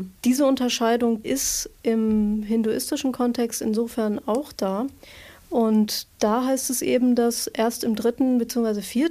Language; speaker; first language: German; native; German